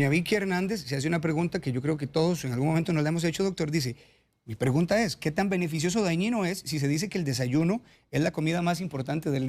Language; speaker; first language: Spanish; native; Spanish